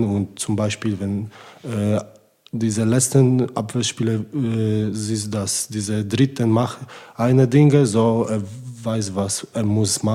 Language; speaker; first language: German; non-native, learner; Polish